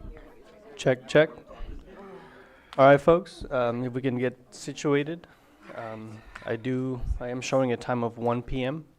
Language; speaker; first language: English; native; English